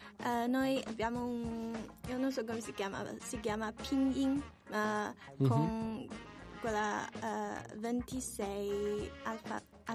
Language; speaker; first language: Italian; non-native, learner; Chinese